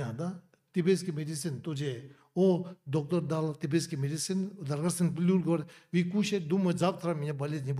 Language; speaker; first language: Russian; non-native, learner; Tibetan